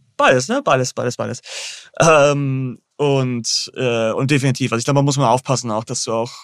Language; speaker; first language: German; native; German